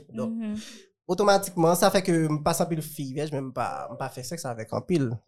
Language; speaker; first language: French; non-native, local second language; Haitian Creole